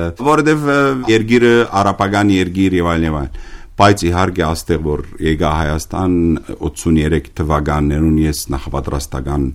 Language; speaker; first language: Armenian; early bilingual, heritage; Armenian